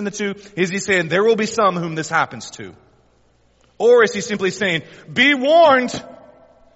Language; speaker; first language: English; native; English